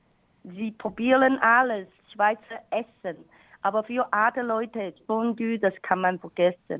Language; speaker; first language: German; non-native, learner; Chinese